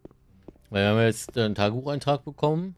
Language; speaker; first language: German; native; German